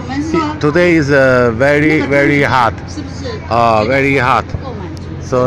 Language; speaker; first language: English; non-native, learner; Chinese